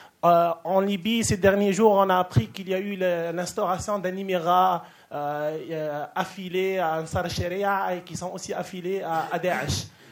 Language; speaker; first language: French; non-native, local second language; Arabic